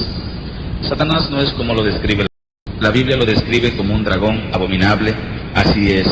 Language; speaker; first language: Spanish; native; Spanish